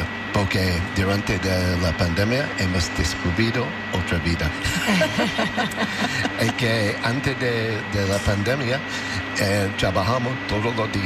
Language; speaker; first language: Spanish; non-native, learner; English